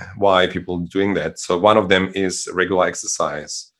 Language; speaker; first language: English; non-native, fluent; German